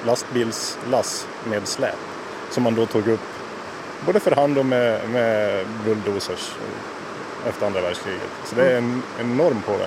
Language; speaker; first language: Swedish; native; Swedish